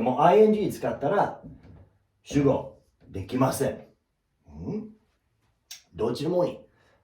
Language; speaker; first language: Japanese; non-native, learner; English